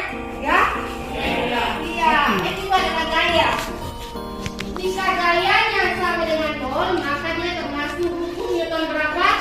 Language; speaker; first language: Indonesian; native; Indonesian